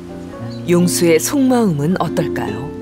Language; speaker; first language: Korean; native; Korean